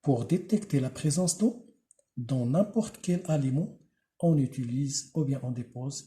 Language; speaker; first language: French; non-native, local second language; Arabic